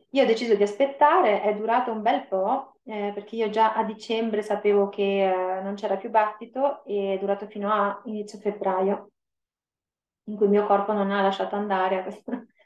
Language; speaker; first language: Italian; native; Italian